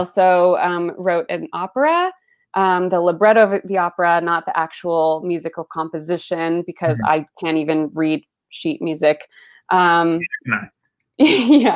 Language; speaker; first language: English; early bilingual, other home language; Spanish